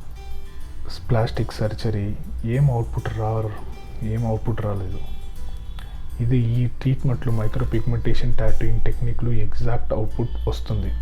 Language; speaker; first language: Telugu; non-native, learner; Kannada